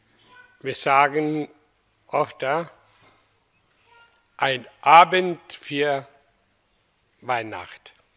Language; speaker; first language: German; non-native, learner; Hindi